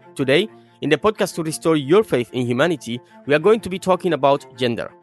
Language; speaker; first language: English; non-native, fluent; Spanish